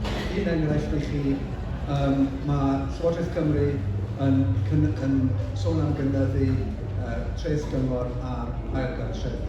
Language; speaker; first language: Welsh; native; Welsh